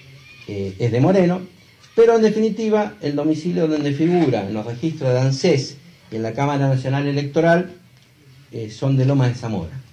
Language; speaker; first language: Spanish; native; Spanish